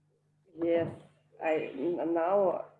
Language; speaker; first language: English; non-native, learner; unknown